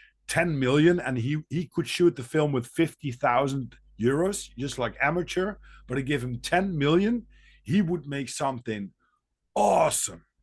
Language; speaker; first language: English; non-native, fluent; Dutch